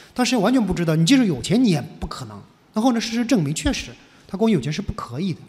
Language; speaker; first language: Chinese; native; Chinese